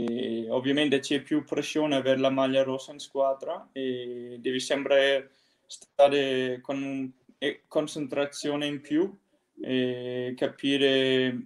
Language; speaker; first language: Italian; non-native, fluent; Danish